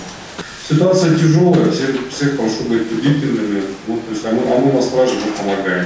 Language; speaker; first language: Russian; native; Russian